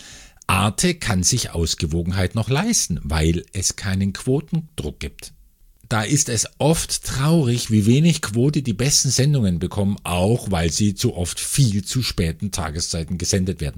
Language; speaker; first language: German; native; German